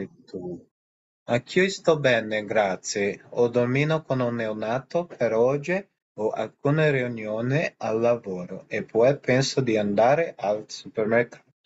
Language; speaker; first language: Italian; non-native, learner; Portuguese